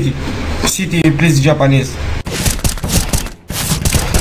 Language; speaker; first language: English; non-native, fluent; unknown